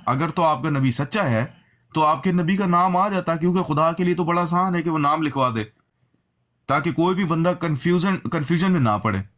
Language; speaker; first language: Urdu; native; Urdu